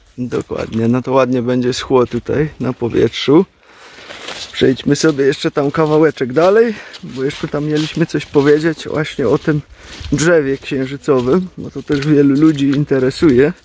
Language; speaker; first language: Polish; native; Polish